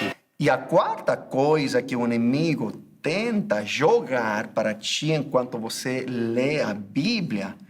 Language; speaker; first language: Portuguese; non-native, fluent; English